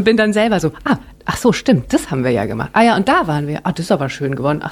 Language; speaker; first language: German; native; German